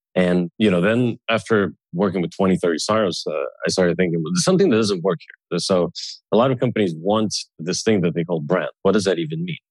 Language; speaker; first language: English; early bilingual, other home language; Russian